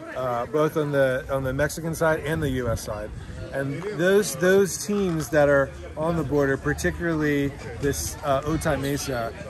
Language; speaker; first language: English; native; English